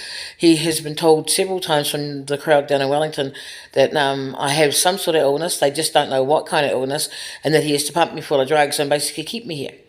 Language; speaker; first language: English; native; English